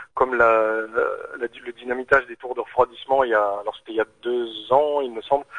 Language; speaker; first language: French; native; French